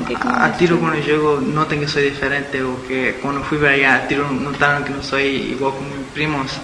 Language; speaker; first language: Spanish; early bilingual, heritage; Spanish